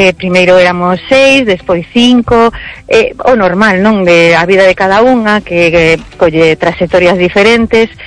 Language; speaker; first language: Galician; early bilingual, heritage; Galician